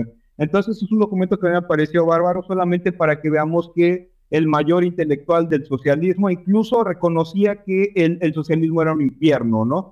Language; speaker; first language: Spanish; native; Spanish